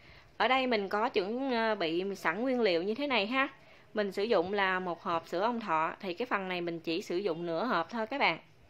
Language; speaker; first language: Vietnamese; native; Vietnamese